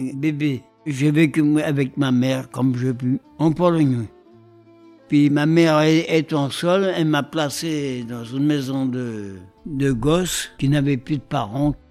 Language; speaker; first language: French; early bilingual, other home language; Polish